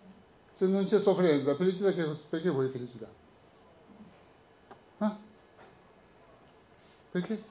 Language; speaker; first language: Italian; non-native, learner; Tibetan